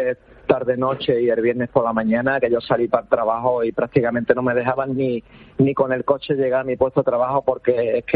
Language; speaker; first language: Spanish; native; Spanish